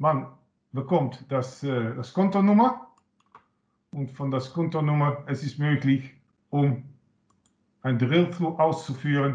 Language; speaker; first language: German; non-native, learner; Dutch